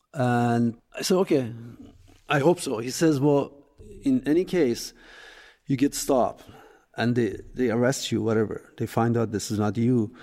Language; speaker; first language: English; non-native, fluent; Persian